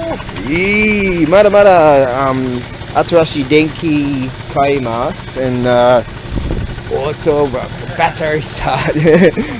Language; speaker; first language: Japanese; non-native, learner; English